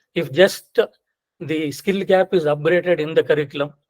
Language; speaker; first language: English; non-native, local second language; Kannada